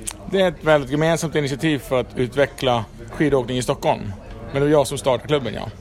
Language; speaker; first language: Swedish; non-native, fluent; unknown